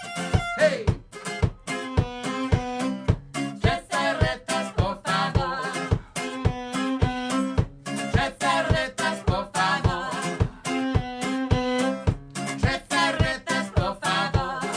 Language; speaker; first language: Spanish; non-native, learner; English